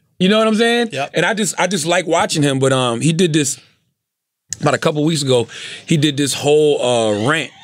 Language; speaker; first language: English; native; English